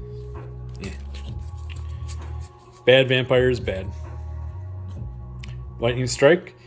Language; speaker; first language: English; native; English